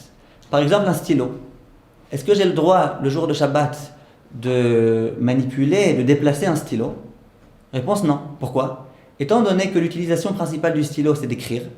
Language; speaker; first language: French; native; French